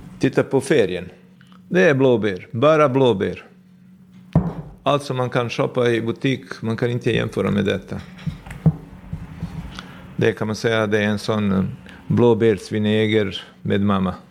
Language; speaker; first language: Swedish; non-native, fluent; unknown